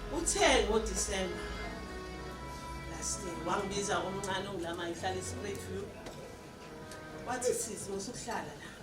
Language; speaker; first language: Zulu; native; Zulu